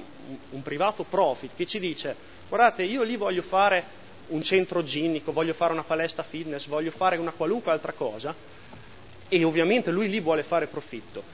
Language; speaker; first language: Italian; native; Italian